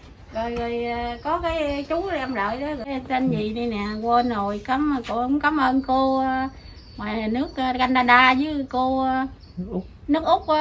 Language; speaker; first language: Vietnamese; native; Vietnamese